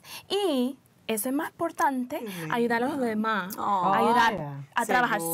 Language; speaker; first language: Spanish; early bilingual, heritage; Spanish